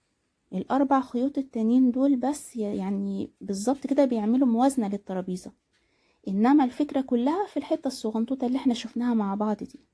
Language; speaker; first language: Arabic; native; Arabic